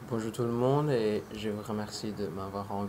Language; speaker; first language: French; non-native, learner; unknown